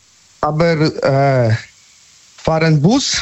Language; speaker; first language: German; non-native, learner; Polish